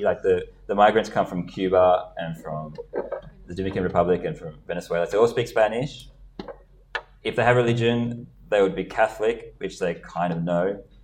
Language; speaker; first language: English; native; English